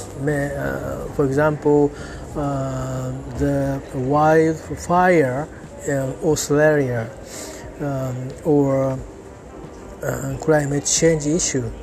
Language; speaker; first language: English; non-native, learner; Japanese